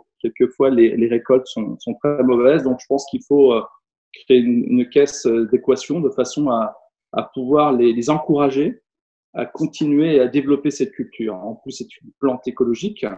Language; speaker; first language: French; native; French